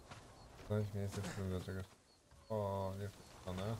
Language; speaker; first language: Polish; native; Polish